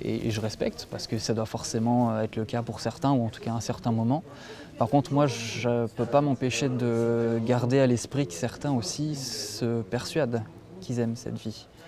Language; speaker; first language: French; native; French